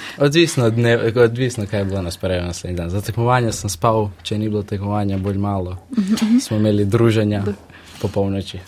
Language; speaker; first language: Slovenian; early bilingual, other home language; Russian